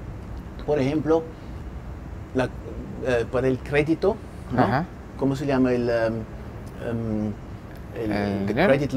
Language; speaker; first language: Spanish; non-native, fluent; German